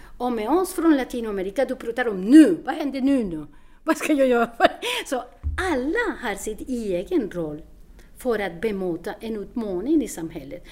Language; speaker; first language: Swedish; non-native, fluent; Spanish